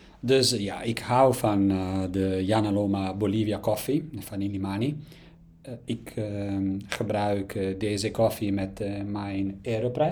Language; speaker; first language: Dutch; non-native, learner; Italian